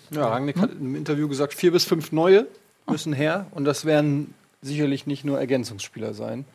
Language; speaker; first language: German; native; German